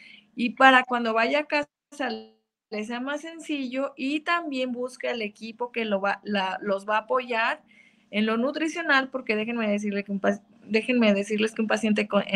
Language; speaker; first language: Spanish; native; Spanish